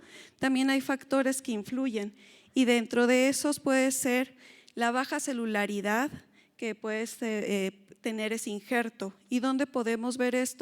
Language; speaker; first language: Spanish; native; Spanish